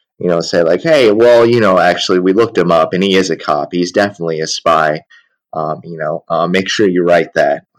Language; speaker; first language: English; early bilingual, other home language; Chinese